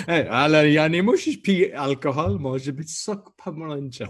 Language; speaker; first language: Polish; non-native, learner; English